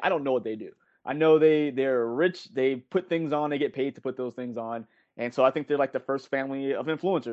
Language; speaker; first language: English; native; English